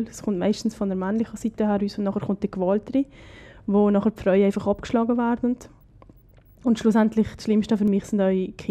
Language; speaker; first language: German; native; German